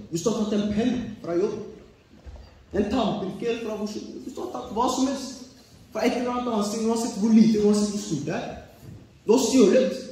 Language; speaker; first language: Norwegian; early bilingual, other home language; Oromo